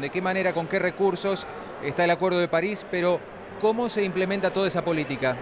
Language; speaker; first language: Spanish; native; Spanish